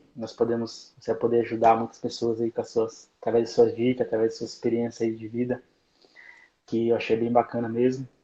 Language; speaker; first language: Portuguese; native; Portuguese